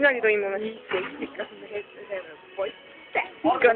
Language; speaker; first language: Estonian; native; Estonian